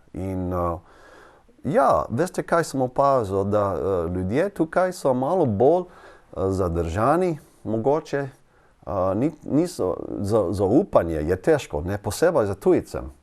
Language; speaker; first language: Slovenian; non-native, learner; English